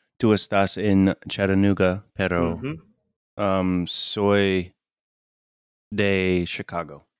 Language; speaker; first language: Spanish; non-native, learner; English